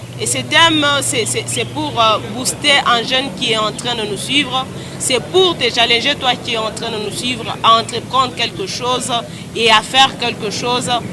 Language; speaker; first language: French; non-native, local second language; Swahili